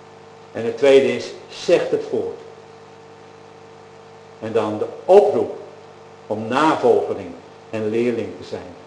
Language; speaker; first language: Dutch; native; Dutch